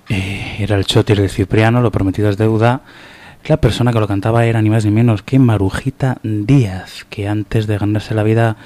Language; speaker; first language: Spanish; native; Spanish